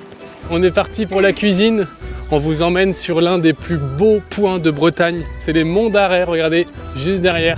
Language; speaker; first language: French; native; French